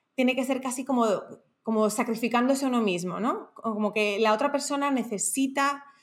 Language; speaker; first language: Spanish; native; Spanish